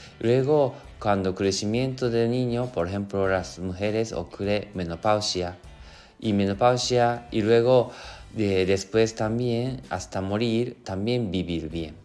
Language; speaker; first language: Spanish; non-native, learner; Japanese